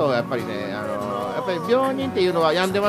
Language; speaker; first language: Japanese; native; Japanese